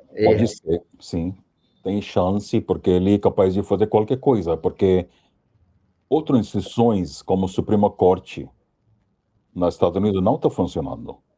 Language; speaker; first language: Portuguese; non-native, fluent; Hindi